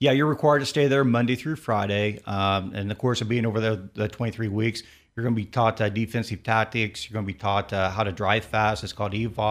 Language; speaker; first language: English; native; English